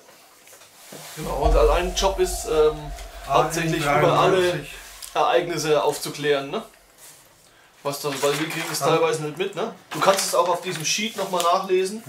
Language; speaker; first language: German; native; German